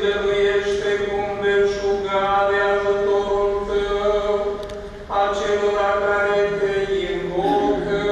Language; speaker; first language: Romanian; native; Romanian